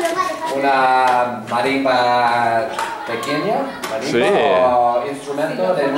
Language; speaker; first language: Spanish; non-native, learner; English